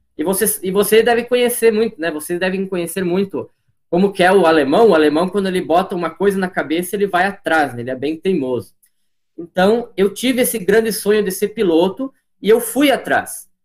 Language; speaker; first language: Portuguese; native; Portuguese